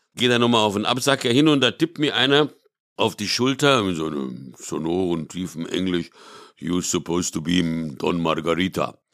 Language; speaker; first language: German; early bilingual, other home language; Hungarian